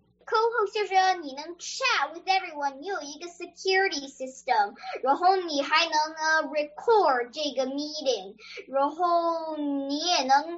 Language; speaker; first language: Chinese; early bilingual, other home language; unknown